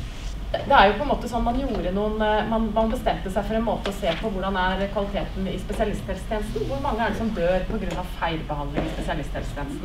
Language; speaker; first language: Norwegian; native; Norwegian